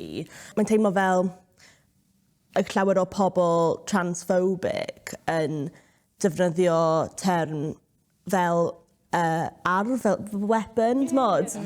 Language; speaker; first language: Welsh; non-native, local second language; English